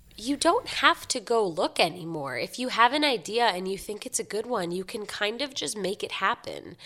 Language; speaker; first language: English; native; English